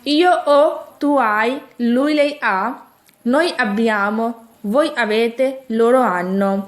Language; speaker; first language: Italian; non-native, fluent; Urdu